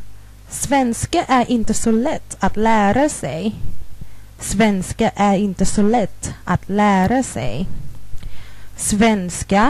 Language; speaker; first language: Swedish; non-native, fluent; Thai